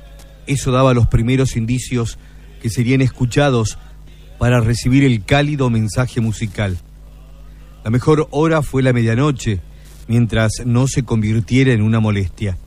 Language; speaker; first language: Spanish; native; Spanish